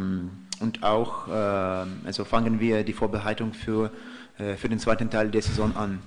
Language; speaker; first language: German; non-native, fluent; Russian